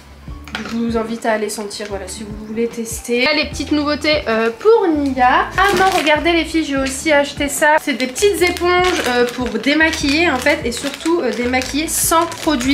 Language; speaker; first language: French; native; French